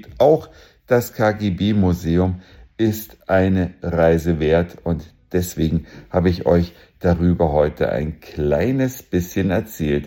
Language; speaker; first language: German; native; German